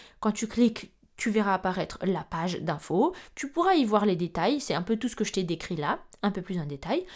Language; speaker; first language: French; non-native, local second language; Malagasy